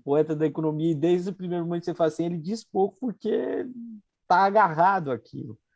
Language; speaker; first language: Portuguese; native; Portuguese